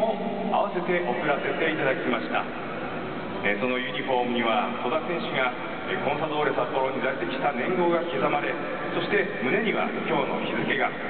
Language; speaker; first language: Japanese; native; Japanese